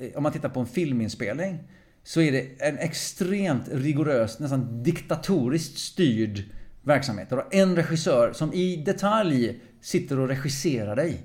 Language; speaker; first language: Swedish; early bilingual, other home language; English